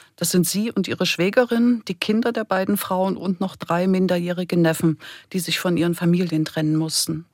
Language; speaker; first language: German; native; German